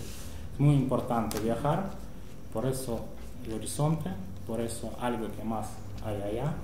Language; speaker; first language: Spanish; non-native, fluent; Russian